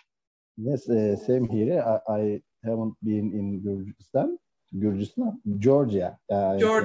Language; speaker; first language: English; non-native, learner; Turkish